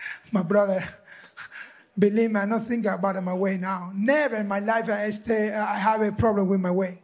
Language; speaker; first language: English; non-native, learner; Spanish